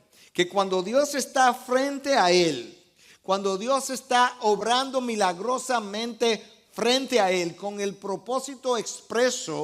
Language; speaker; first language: Spanish; native; Spanish